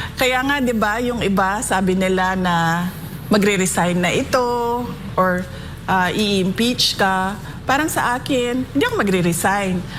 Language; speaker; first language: Filipino; non-native, local second language; Cebuano